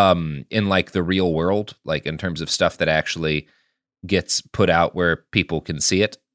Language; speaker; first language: English; native; English